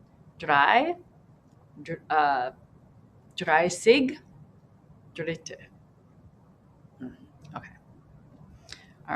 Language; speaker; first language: German; non-native, fluent; English